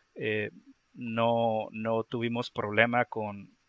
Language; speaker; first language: Spanish; native; Spanish